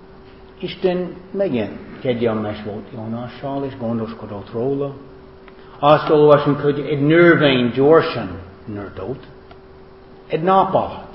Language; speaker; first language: Hungarian; non-native, fluent; English